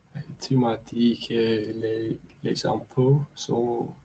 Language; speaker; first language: French; non-native, learner; English